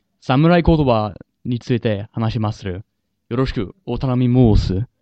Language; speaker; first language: Japanese; non-native, learner; English